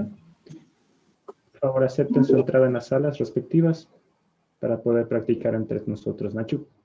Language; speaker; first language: Spanish; native; Spanish